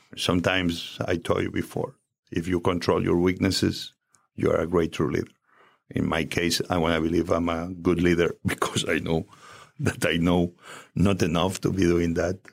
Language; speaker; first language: English; non-native, fluent; Spanish